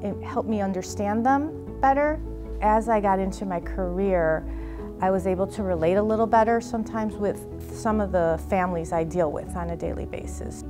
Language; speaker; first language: English; early bilingual, other home language; Spanish